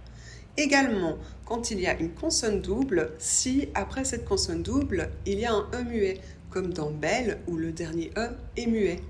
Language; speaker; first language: French; native; French